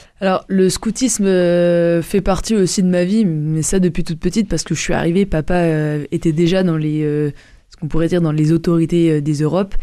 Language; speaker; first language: French; native; French